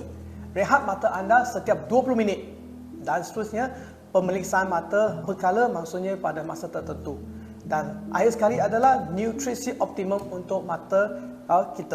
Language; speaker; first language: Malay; non-native, local second language; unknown